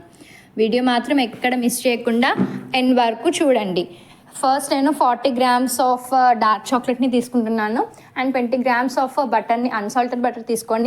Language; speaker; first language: Telugu; native; Telugu